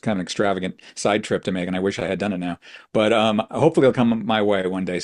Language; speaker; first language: English; native; English